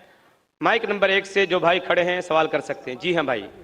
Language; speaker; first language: Hindi; native; Hindi